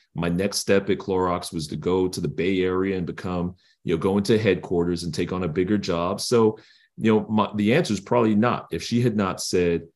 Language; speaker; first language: English; native; English